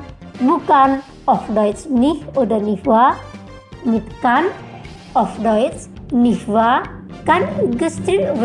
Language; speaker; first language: German; non-native, fluent; Indonesian